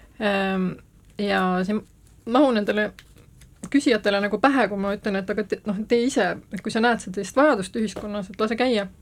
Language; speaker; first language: Estonian; native; Estonian